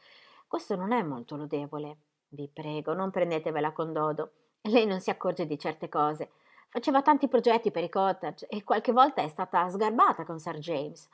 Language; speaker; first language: Italian; native; Italian